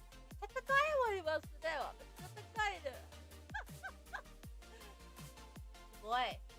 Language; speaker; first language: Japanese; non-native, learner; English